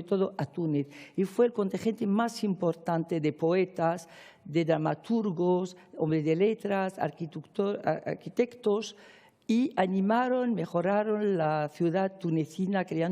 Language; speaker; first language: Spanish; non-native, fluent; Arabic